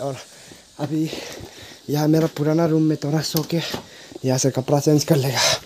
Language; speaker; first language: Hindi; non-native, local second language; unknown